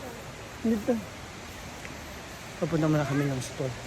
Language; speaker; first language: Filipino; non-native, local second language; Cebuano